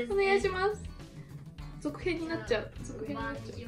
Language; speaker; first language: Japanese; native; Japanese